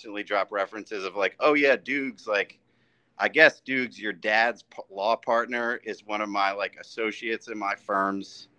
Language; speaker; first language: English; native; English